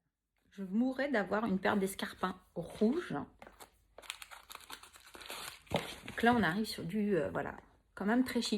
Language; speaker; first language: French; native; French